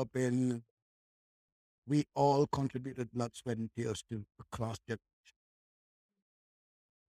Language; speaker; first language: English; native; English